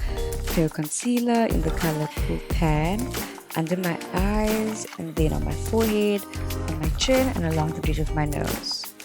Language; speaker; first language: English; native; English